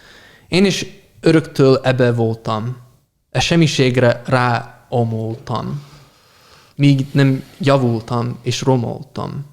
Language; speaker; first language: Hungarian; non-native, fluent; English